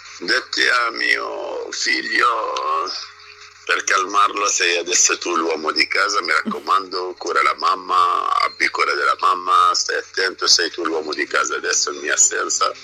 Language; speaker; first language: Italian; non-native, fluent; Arabic